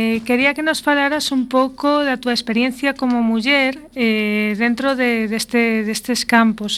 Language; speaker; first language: Spanish; native; Spanish